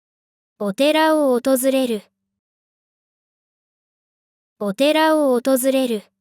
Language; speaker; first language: Japanese; native; Japanese